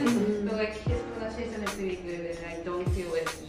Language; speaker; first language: English; non-native, fluent; Japanese